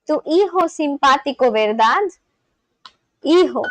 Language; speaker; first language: Spanish; non-native, learner; English